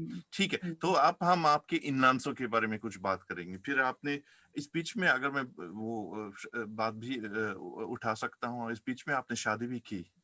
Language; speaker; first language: Hindi; non-native, fluent; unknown